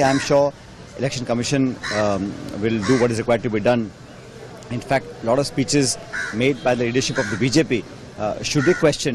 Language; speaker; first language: English; non-native, local second language; Hindi